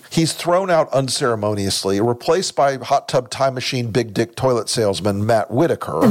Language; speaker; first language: English; native; English